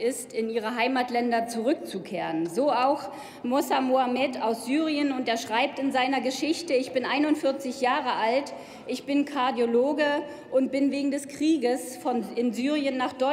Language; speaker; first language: German; native; German